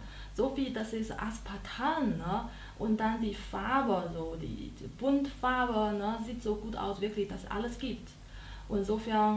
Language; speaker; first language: German; non-native, learner; Chinese